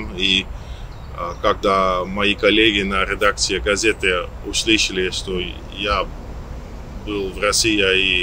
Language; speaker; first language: Russian; non-native, learner; Dutch